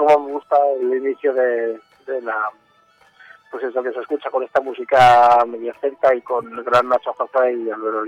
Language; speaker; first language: Spanish; native; Spanish